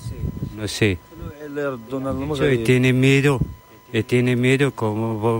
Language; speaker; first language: Spanish; non-native, learner; Arabic